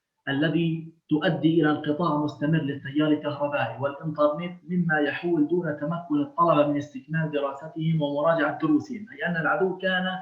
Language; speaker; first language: Arabic; native; Arabic